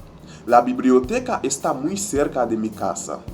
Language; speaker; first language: Spanish; non-native, fluent; Haitian Creole